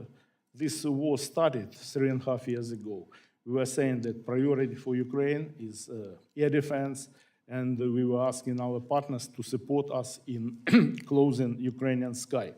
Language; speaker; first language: English; non-native, fluent; Ukrainian